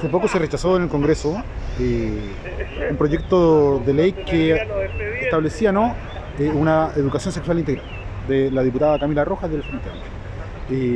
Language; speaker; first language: Spanish; native; Spanish